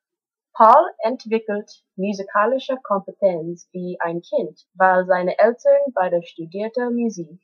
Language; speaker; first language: German; non-native, learner; English